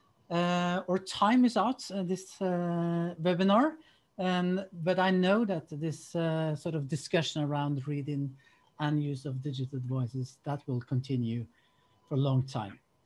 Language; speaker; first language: English; non-native, fluent; Norwegian